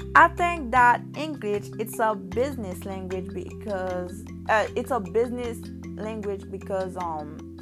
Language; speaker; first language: English; non-native, learner; Haitian Creole